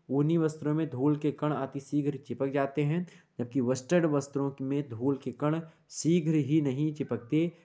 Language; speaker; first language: Hindi; native; Hindi